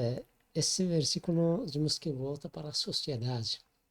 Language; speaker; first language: Portuguese; non-native, learner; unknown